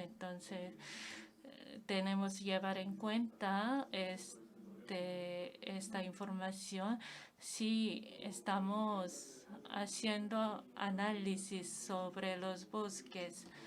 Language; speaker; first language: Spanish; non-native, fluent; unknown